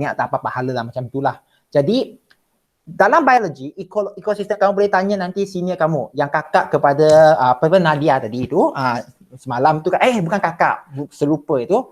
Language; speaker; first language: Malay; non-native, local second language; Chinese